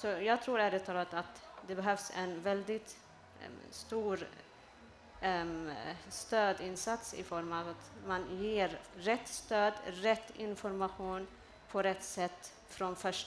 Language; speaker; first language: Swedish; early bilingual, other home language; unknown